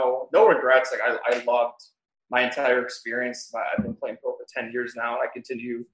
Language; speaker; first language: English; native; English